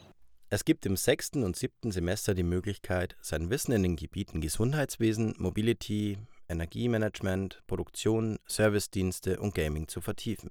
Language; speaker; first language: German; native; German